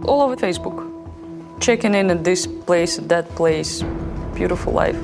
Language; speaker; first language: English; non-native, fluent; Russian